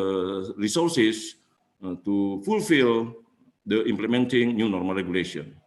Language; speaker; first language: English; non-native, fluent; Indonesian